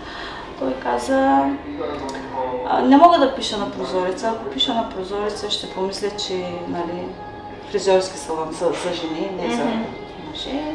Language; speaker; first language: Bulgarian; non-native, local second language; Turkish